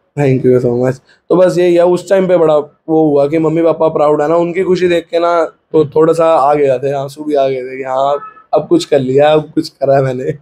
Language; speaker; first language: Hindi; native; Hindi